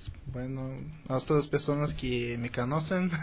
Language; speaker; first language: Spanish; non-native, fluent; Russian